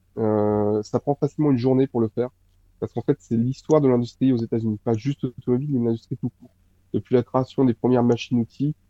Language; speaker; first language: French; native; French